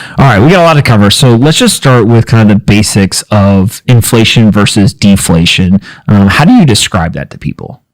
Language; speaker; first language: English; native; English